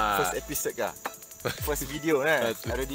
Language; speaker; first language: English; non-native, learner; Malay